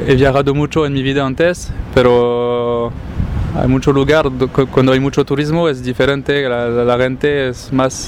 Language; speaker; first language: Spanish; non-native, fluent; French